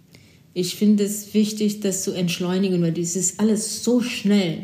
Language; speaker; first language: German; non-native, fluent; Portuguese